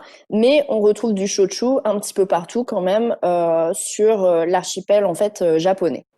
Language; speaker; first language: French; native; French